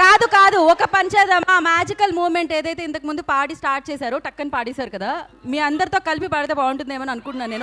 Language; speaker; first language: Telugu; native; Telugu